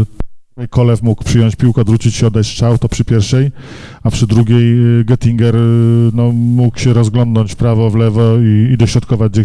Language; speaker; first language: Polish; native; Polish